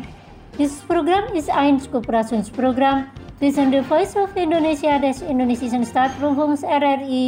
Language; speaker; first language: German; non-native, fluent; Indonesian